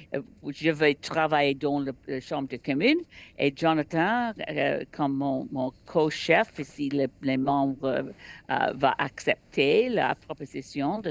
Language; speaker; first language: French; non-native, learner; English